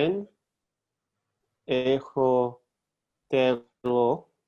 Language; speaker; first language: Greek; non-native, learner; English